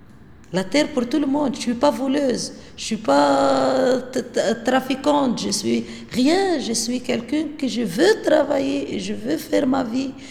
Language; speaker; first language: French; non-native, local second language; Arabic